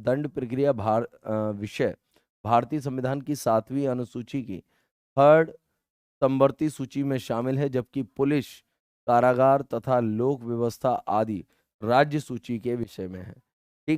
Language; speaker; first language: Hindi; native; Hindi